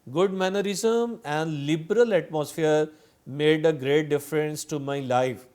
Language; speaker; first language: English; non-native, local second language; Urdu